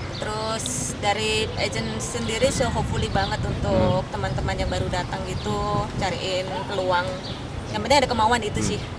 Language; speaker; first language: Indonesian; native; Indonesian